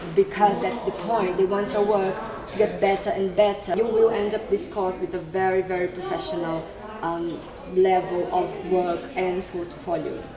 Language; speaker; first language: English; non-native, fluent; Portuguese